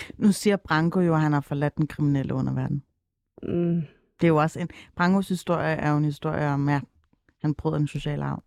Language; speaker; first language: Danish; early bilingual, other home language; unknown